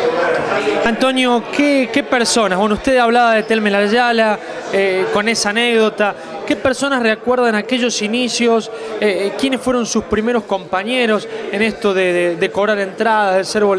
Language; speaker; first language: Spanish; native; Spanish